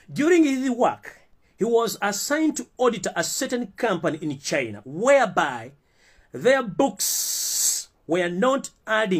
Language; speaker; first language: English; non-native, local second language; Ganda